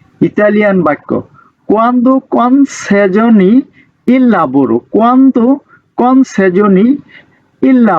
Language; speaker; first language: Italian; non-native, learner; Bangla